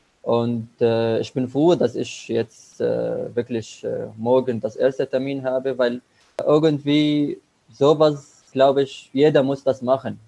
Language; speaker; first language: German; non-native, learner; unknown